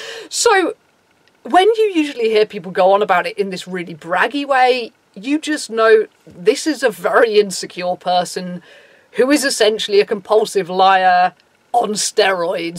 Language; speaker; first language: English; native; English